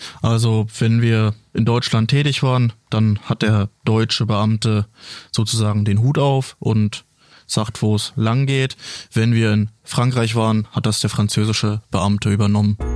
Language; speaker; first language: German; native; German